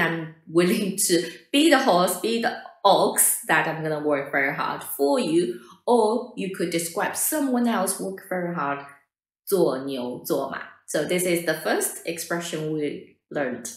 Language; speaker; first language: English; non-native, fluent; Chinese